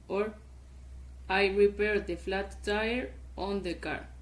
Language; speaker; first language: English; non-native, fluent; Spanish